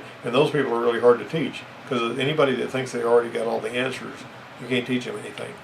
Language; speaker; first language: English; native; English